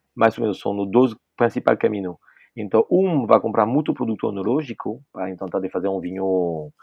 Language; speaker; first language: Portuguese; non-native, fluent; French